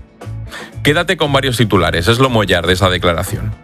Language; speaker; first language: Spanish; native; Spanish